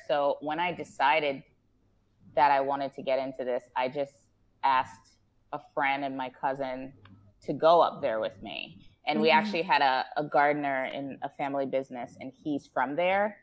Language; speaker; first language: English; native; English